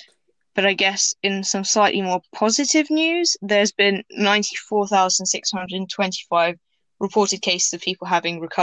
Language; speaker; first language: English; native; English